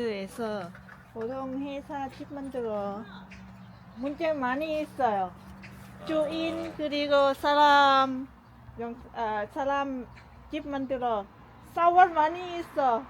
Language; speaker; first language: Korean; non-native, learner; Lao